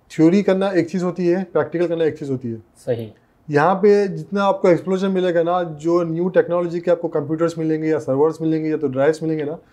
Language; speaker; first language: Hindi; non-native, local second language; Urdu